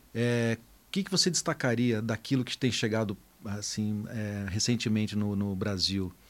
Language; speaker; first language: Portuguese; native; Portuguese